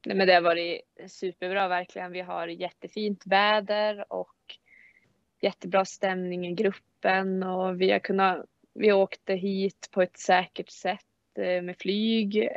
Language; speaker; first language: Swedish; native; Swedish